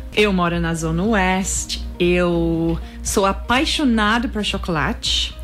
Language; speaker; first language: Portuguese; non-native, fluent; English